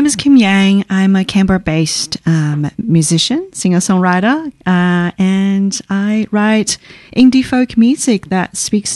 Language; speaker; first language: English; non-native, fluent; Chinese